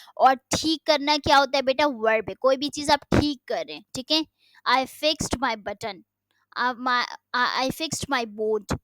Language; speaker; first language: Urdu; native; Urdu